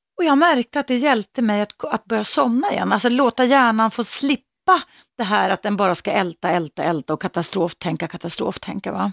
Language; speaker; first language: Swedish; native; Swedish